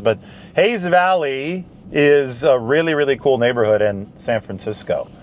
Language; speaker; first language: English; native; English